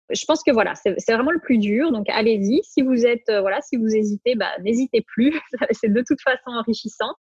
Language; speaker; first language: French; native; French